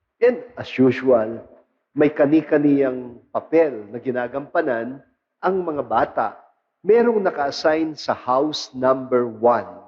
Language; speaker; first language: Filipino; non-native, local second language; Pampanga